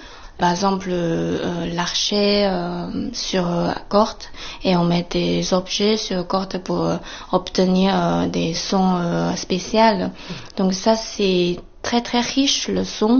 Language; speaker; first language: French; non-native, fluent; Chinese